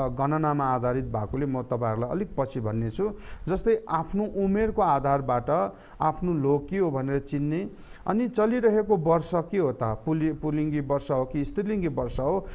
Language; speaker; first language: Nepali; non-native, local second language; Eastern Tamang